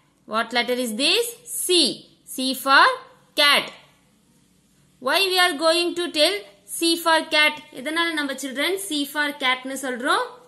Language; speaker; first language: English; non-native, local second language; Tamil